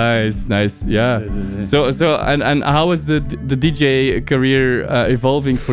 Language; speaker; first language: English; non-native, fluent; Dutch